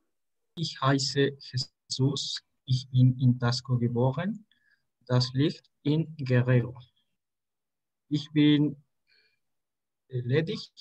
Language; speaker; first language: German; non-native, learner; Spanish